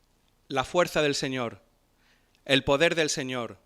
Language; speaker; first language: Spanish; native; Spanish